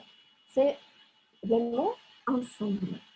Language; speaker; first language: French; non-native, fluent; Russian